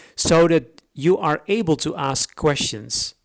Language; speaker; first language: English; non-native, fluent; Dutch